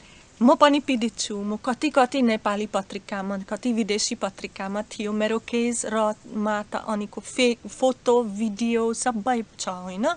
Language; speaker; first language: Nepali; non-native, learner; Slovak